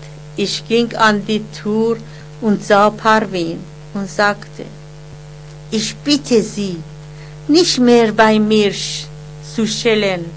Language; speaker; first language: German; non-native, learner; Persian